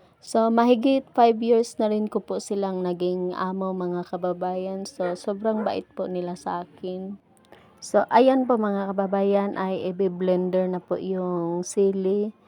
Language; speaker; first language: Filipino; non-native, local second language; Cebuano